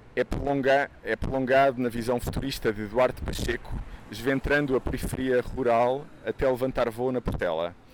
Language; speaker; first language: Portuguese; native; Portuguese